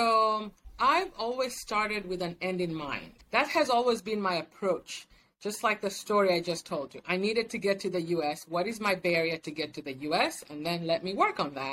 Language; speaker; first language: English; non-native, local second language; Swahili